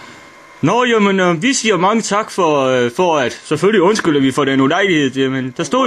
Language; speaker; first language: Danish; native; Danish